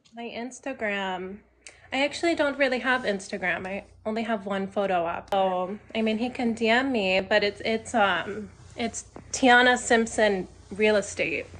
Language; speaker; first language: English; native; English